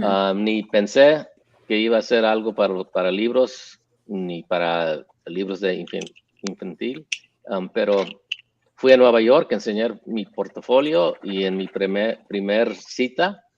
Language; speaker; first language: Spanish; early bilingual, heritage; English